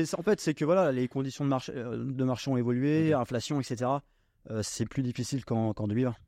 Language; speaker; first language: French; native; French